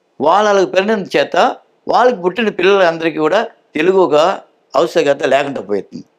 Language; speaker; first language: Telugu; early bilingual, heritage; Telugu